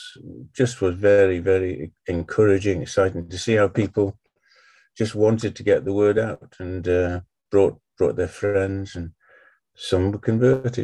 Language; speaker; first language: English; native; English